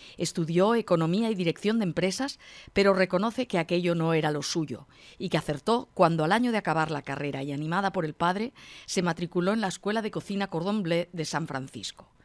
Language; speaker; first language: Spanish; native; Spanish